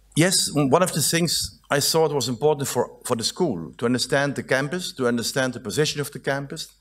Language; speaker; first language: English; non-native, fluent; Dutch